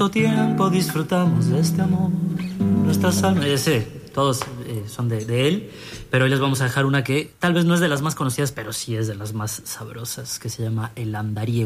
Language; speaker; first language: Spanish; native; Spanish